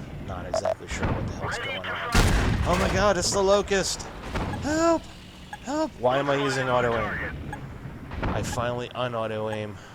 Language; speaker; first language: English; native; English